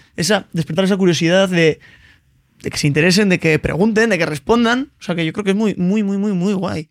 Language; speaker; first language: Spanish; native; Spanish